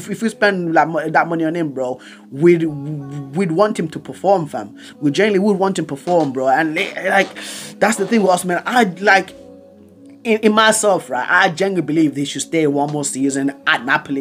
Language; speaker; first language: English; native; English